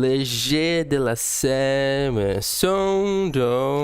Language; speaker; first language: French; non-native, learner; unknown